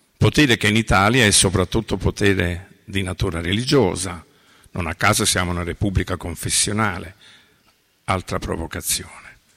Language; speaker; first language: Italian; native; Italian